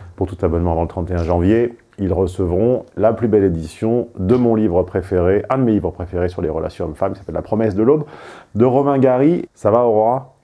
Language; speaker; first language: French; native; French